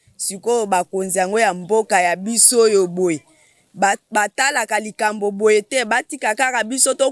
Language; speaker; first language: Lingala; native; Lingala